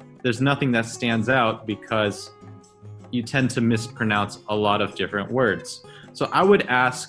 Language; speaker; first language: English; early bilingual, other home language; Chinese